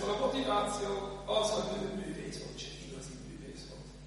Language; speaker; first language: Hungarian; non-native, fluent; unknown